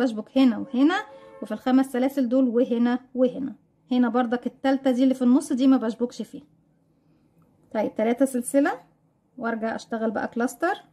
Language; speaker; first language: Arabic; native; Arabic